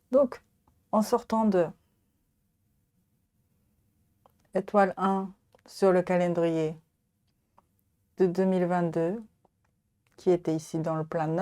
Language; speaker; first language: French; non-native, fluent; Japanese